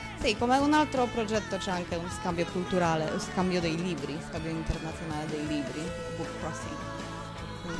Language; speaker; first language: Italian; non-native, fluent; Polish